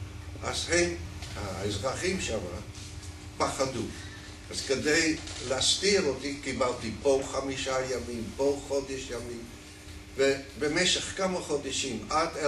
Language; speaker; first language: Hebrew; non-native, fluent; Dutch